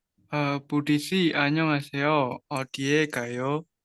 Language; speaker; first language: Korean; non-native, learner; Indonesian